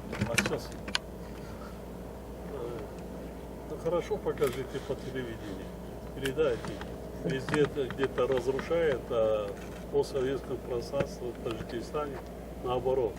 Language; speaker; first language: Russian; non-native, local second language; Tajik